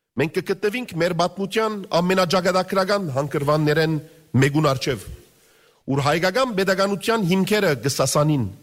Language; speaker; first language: Armenian; native; Armenian